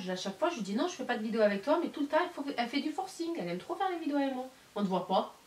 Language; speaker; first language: French; native; French